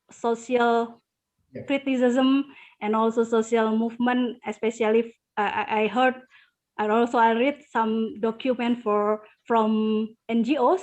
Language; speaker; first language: English; non-native, learner; Indonesian